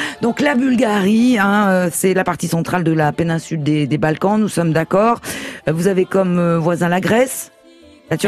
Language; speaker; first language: French; native; French